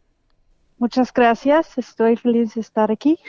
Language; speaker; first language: Spanish; non-native, fluent; English